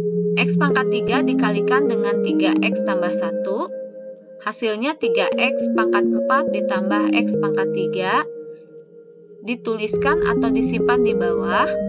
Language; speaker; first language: Indonesian; native; Indonesian